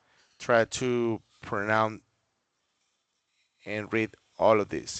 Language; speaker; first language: English; non-native, fluent; Spanish